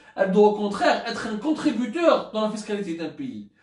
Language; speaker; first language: French; non-native, local second language; Arabic